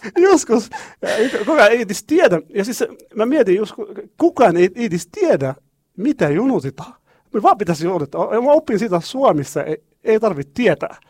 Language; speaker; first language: Finnish; non-native, learner; Arabic